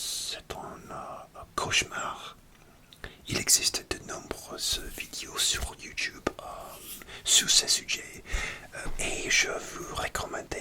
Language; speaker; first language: French; non-native, learner; English